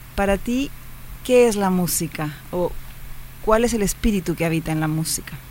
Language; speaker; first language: Spanish; native; Spanish